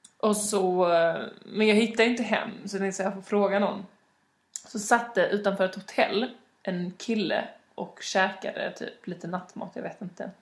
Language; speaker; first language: Swedish; native; Swedish